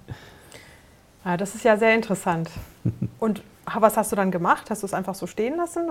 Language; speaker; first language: German; native; German